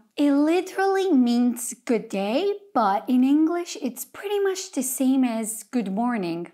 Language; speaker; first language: English; non-native, fluent; Italian